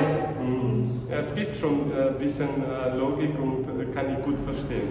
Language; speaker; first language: German; non-native, fluent; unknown